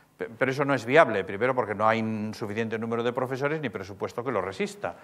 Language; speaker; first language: Spanish; native; Spanish